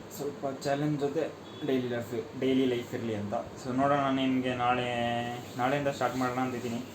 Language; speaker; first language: Kannada; native; Kannada